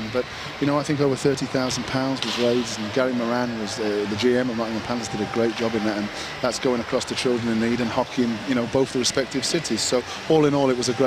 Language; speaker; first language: English; native; English